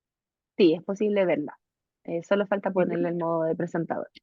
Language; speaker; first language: Spanish; native; Spanish